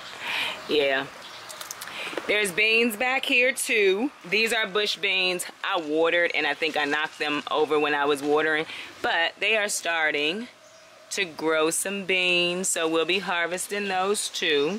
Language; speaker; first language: English; native; English